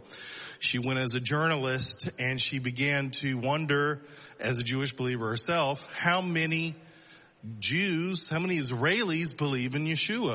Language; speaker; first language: English; native; English